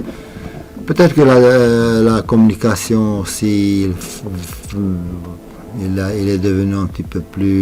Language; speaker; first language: French; non-native, fluent; Romanian